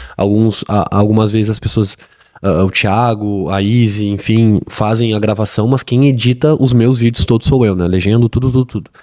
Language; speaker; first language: Portuguese; native; Portuguese